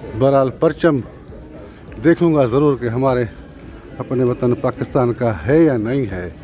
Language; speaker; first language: Urdu; non-native, local second language; Sindhi